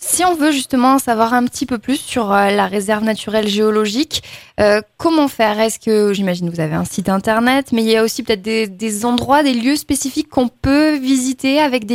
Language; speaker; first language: French; native; French